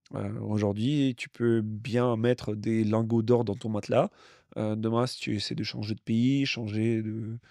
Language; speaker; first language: French; non-native, fluent; Russian